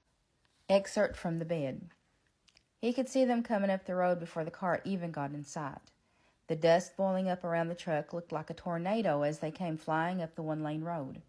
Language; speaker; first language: English; native; English